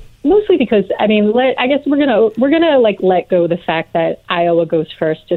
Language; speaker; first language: English; native; English